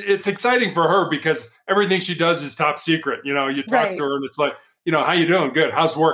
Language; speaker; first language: English; native; English